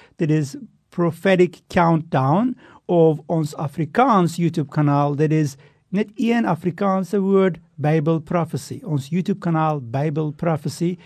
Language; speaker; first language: Afrikaans; non-native, fluent; Turkish